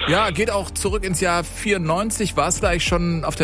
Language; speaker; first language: German; native; German